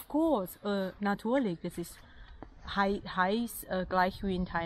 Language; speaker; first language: German; non-native, learner; Thai